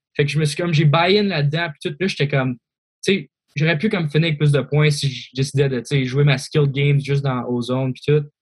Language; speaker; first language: French; native; French